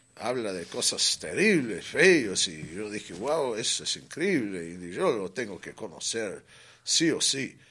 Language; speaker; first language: Spanish; non-native, fluent; English